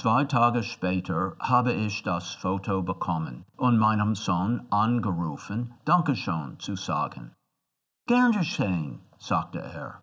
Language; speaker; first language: German; non-native, fluent; English